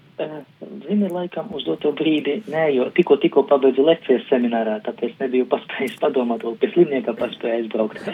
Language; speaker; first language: Latvian; non-native, local second language; Russian